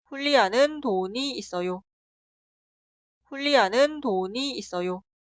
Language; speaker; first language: Korean; non-native, fluent; Spanish